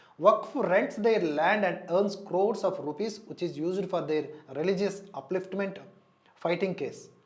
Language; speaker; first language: English; non-native, local second language; Telugu